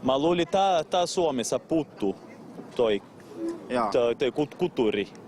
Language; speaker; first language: Finnish; non-native, learner; Portuguese